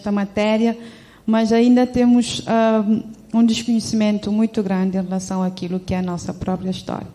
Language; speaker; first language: Portuguese; non-native, local second language; Kabuverdianu